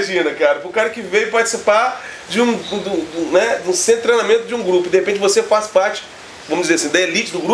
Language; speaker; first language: Portuguese; native; Portuguese